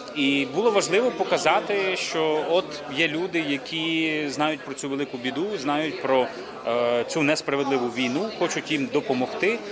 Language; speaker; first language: Ukrainian; native; Ukrainian